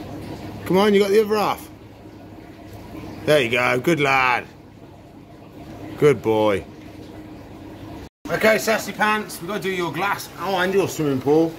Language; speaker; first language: English; native; English